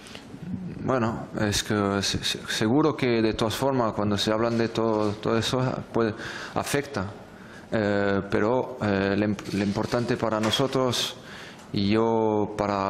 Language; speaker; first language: Spanish; non-native, fluent; French